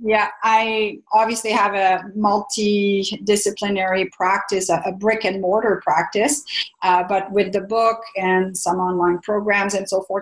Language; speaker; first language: English; non-native, fluent; French